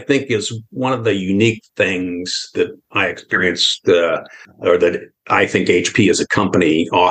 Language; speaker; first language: English; native; English